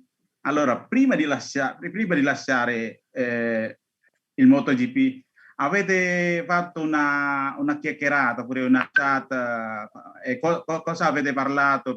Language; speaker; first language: Italian; non-native, learner; Indonesian